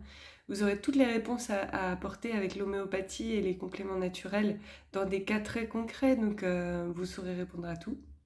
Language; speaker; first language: French; native; French